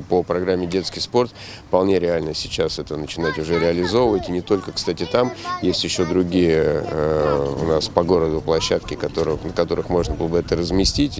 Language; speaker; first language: Russian; native; Russian